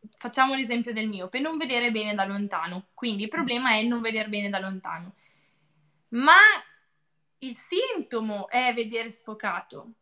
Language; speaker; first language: Italian; native; Italian